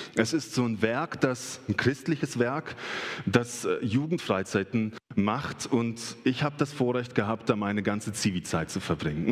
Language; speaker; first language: German; early bilingual, other home language; Russian